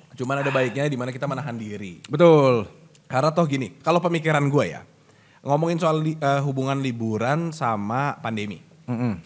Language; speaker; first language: Indonesian; native; Indonesian